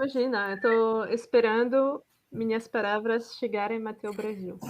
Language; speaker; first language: Portuguese; non-native, fluent; French